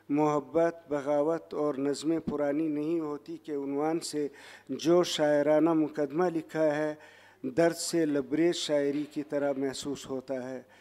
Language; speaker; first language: Urdu; non-native, local second language; Pashto